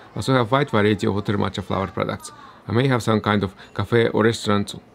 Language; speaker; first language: English; early bilingual, other home language; Estonian